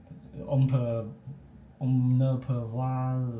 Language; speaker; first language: French; non-native, learner; Chinese